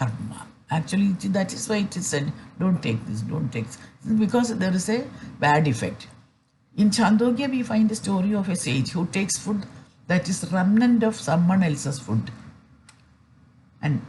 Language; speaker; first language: English; non-native, fluent; Malayalam